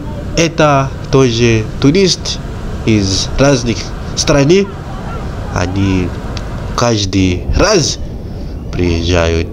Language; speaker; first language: Russian; non-native, fluent; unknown